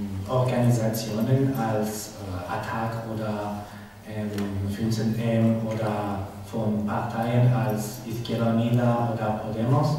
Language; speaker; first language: German; non-native, learner; Spanish